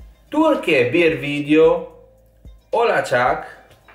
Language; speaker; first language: Turkish; non-native, learner; Italian